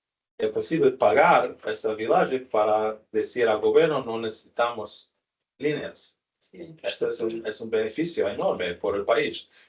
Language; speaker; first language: Portuguese; non-native, learner; Spanish